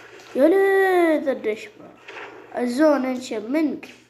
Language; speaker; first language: Arabic; native; Arabic